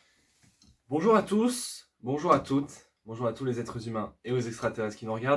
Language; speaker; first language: French; native; French